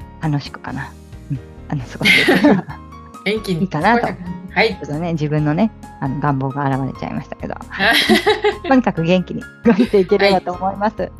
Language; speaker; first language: Japanese; native; Japanese